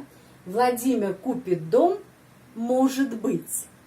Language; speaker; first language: Russian; non-native, fluent; Indonesian